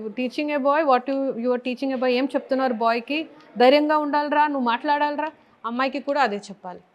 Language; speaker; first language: Telugu; native; Telugu